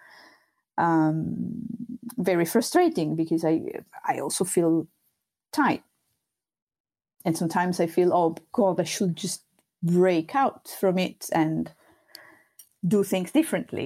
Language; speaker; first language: English; non-native, fluent; Sardinian